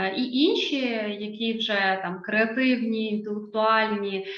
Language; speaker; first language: Ukrainian; native; Ukrainian